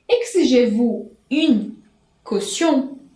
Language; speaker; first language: French; non-native, fluent; Portuguese